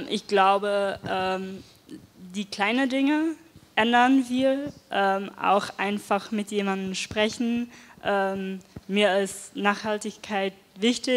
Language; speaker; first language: German; non-native, fluent; Dutch